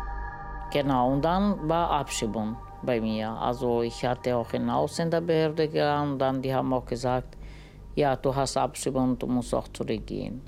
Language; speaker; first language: German; non-native, learner; Romany